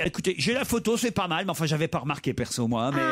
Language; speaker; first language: French; native; French